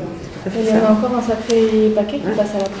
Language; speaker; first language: French; native; French